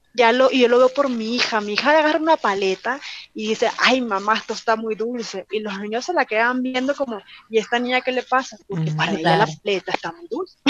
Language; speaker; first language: Spanish; native; Spanish